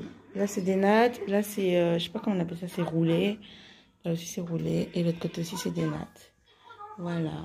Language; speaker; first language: French; native; French